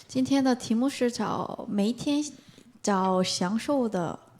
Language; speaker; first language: Chinese; non-native, learner; Korean